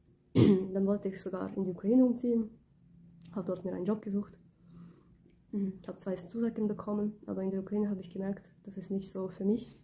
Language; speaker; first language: German; early bilingual, other home language; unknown